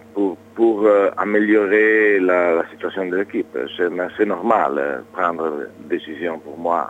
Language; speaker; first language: French; non-native, learner; Italian